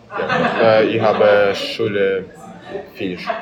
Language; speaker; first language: German; non-native, learner; Ukrainian